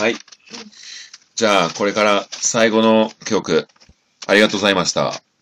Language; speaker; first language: Japanese; non-native, learner; English